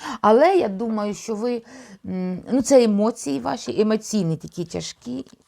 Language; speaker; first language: Ukrainian; non-native, local second language; Russian